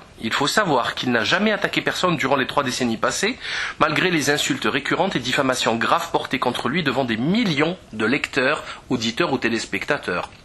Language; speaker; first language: French; native; French